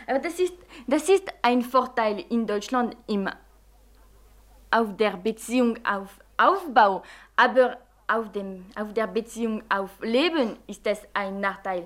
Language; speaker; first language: German; non-native, fluent; French